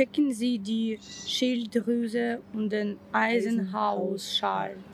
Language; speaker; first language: German; non-native, learner; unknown